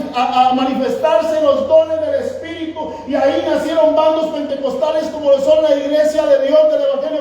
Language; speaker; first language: Spanish; native; Spanish